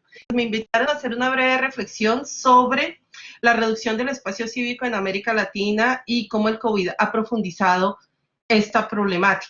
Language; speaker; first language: Spanish; native; Spanish